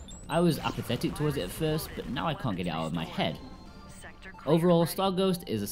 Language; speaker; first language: English; native; English